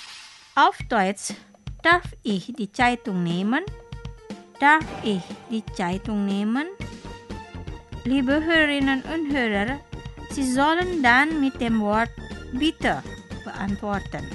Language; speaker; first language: German; non-native, fluent; Indonesian